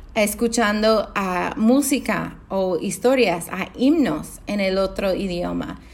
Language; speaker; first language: Spanish; non-native, fluent; English